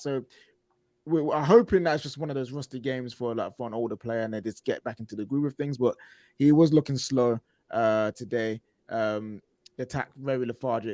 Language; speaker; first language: English; native; English